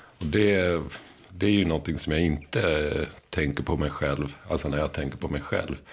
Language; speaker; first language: Swedish; native; Swedish